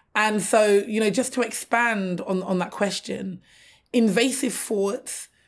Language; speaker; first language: English; native; English